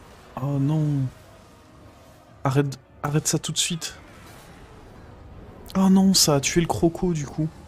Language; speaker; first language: French; native; French